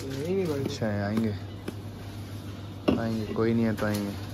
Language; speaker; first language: Hindi; native; Hindi